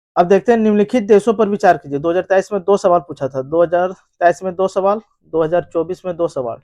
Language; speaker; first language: Hindi; native; Hindi